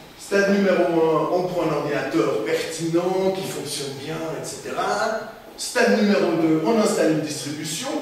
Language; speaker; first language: French; native; French